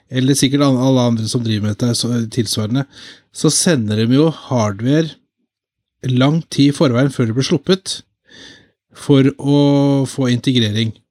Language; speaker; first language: Norwegian; native; Norwegian